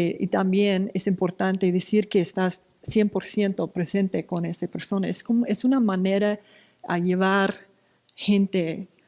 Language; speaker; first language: Spanish; non-native, fluent; English